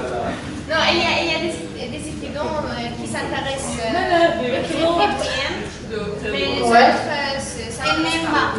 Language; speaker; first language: French; non-native, learner; Arabic